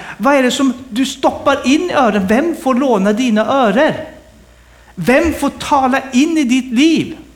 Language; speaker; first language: Swedish; native; Swedish